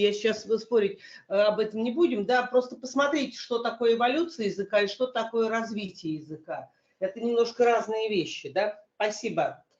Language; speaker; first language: Russian; native; Russian